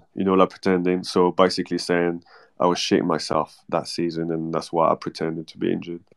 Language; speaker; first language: English; non-native, fluent; French